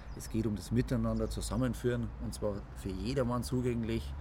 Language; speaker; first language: German; native; German